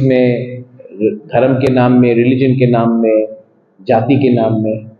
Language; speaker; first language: Hindi; non-native, local second language; Kok Borok